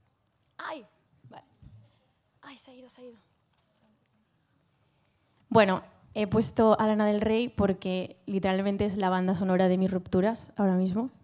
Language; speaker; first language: Spanish; native; Spanish